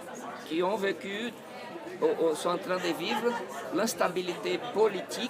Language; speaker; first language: French; non-native, fluent; Portuguese